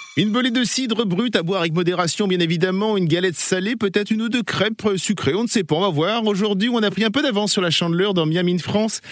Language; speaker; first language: French; native; French